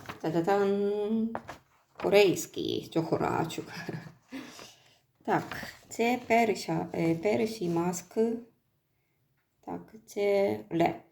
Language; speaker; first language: Ukrainian; non-native, learner; Korean